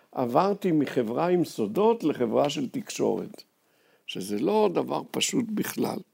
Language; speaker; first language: Hebrew; native; Hebrew